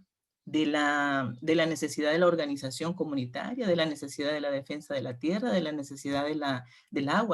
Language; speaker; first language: Spanish; native; Spanish